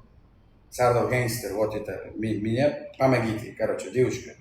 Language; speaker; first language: Russian; non-native, learner; Uzbek